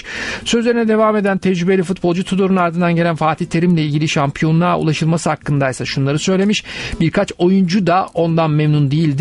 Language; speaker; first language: Turkish; native; Turkish